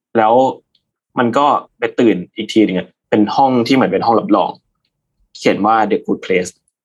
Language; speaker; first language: Thai; native; Thai